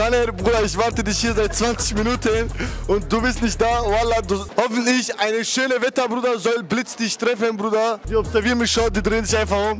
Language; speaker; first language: German; early bilingual, other home language; Turkish